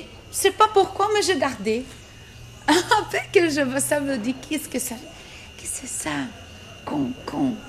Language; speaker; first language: French; non-native, learner; Portuguese